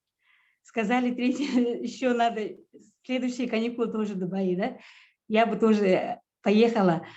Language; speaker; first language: Russian; non-native, local second language; Yakut